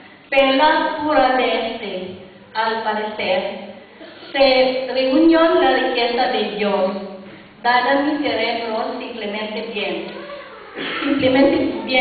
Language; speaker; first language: Spanish; non-native, learner; Filipino